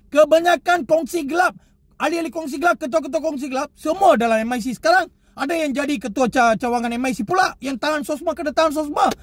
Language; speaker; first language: Malay; non-native, local second language; Tamil